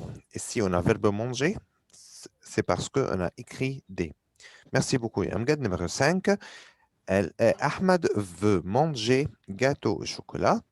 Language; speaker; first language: French; non-native, fluent; Arabic